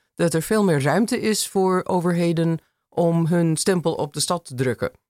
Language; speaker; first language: Dutch; non-native, fluent; English